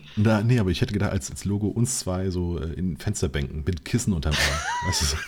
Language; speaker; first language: German; native; German